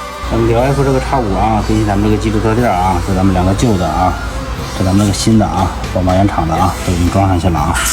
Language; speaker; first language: Chinese; native; Chinese